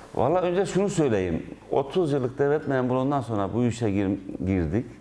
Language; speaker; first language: Turkish; native; Turkish